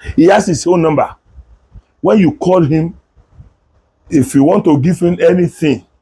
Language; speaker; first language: English; non-native, local second language; Yoruba